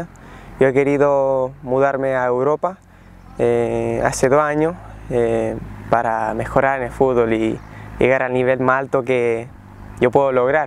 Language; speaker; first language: Spanish; early bilingual, heritage; Spanish